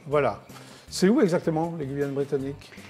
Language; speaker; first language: French; native; French